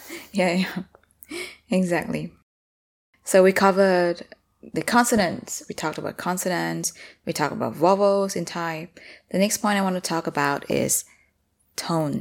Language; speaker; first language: English; non-native, fluent; Thai